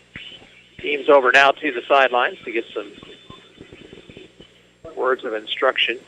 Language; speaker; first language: English; native; English